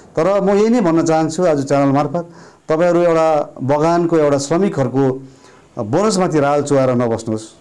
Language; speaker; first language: Nepali; native; Nepali